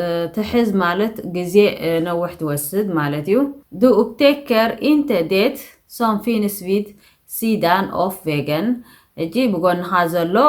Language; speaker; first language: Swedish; non-native, fluent; Tigrinya